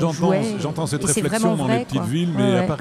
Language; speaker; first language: French; native; French